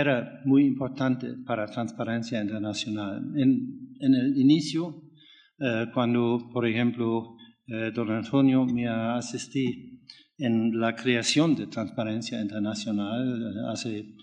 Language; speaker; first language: Spanish; non-native, learner; German